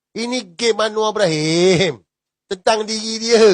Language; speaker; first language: Malay; native; Malay